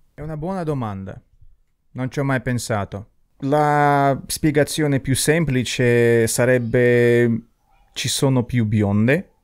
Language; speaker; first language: Italian; non-native, fluent; Russian